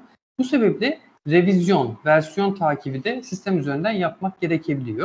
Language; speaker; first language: Turkish; native; Turkish